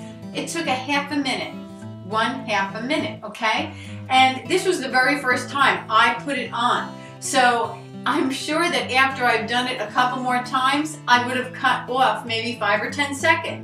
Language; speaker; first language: English; native; English